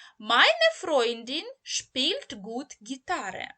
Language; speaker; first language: German; non-native, learner; Ukrainian